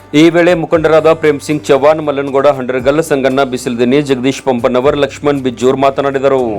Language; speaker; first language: Kannada; native; Kannada